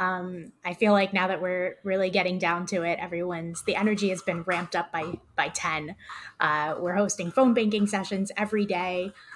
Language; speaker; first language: English; native; English